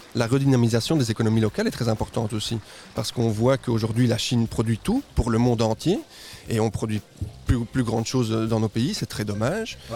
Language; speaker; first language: French; non-native, fluent; Spanish